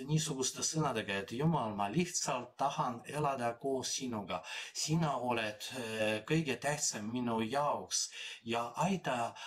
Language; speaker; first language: Estonian; non-native, fluent; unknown